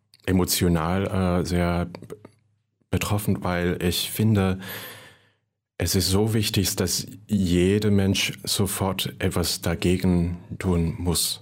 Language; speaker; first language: German; non-native, fluent; Cantonese